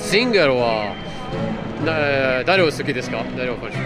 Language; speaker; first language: Japanese; non-native, learner; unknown